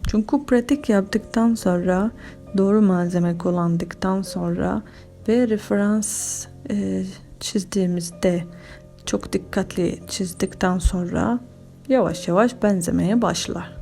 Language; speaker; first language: Turkish; non-native, fluent; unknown